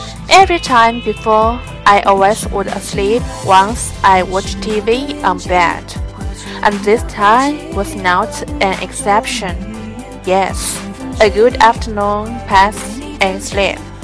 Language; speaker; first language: English; non-native, learner; Chinese